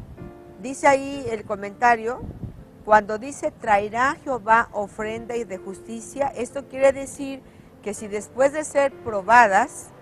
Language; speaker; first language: Spanish; native; Spanish